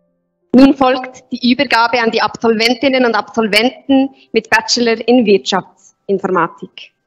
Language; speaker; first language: German; native; German